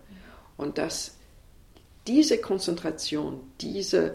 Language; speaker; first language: German; non-native, learner; English